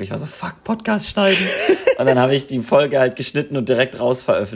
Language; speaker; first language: German; native; German